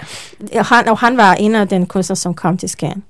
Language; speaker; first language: Danish; non-native, learner; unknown